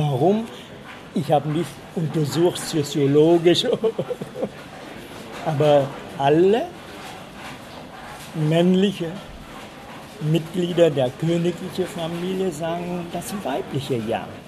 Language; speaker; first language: German; non-native, fluent; Khmer